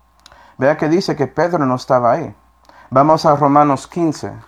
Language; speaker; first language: Spanish; non-native, fluent; English